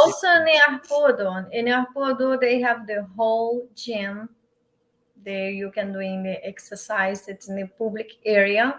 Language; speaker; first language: English; non-native, learner; Portuguese